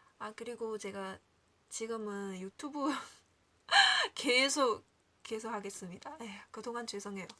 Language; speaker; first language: Korean; non-native, learner; Chinese